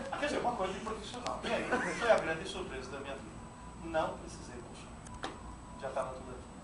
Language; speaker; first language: Portuguese; non-native, fluent; Italian